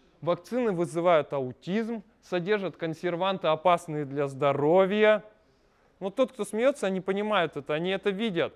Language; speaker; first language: Russian; native; Russian